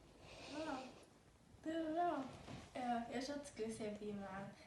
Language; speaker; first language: Swedish; early bilingual, other home language; Somali